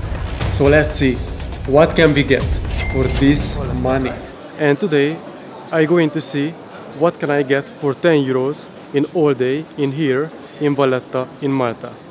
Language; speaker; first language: English; non-native, learner; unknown